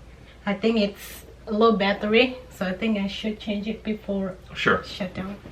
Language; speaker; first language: English; non-native, fluent; Indonesian